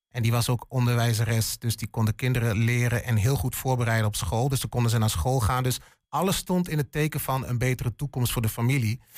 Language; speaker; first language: Dutch; native; Dutch